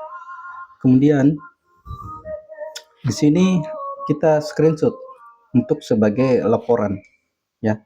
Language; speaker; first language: Indonesian; native; Indonesian